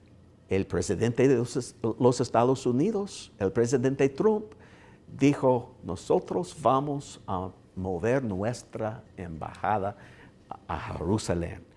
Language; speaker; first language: Spanish; non-native, learner; English